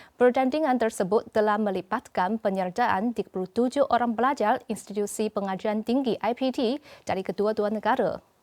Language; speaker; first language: Malay; non-native, fluent; Chinese